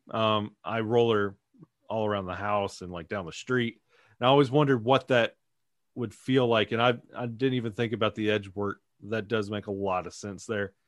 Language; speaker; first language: English; native; English